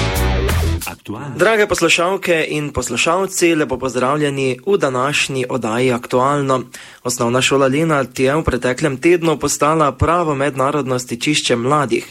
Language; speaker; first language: Slovenian; native; Slovenian